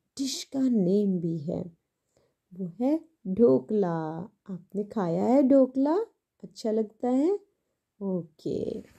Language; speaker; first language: Hindi; native; Hindi